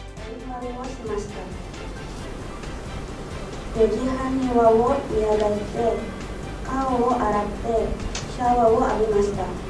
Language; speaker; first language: Japanese; non-native, learner; Indonesian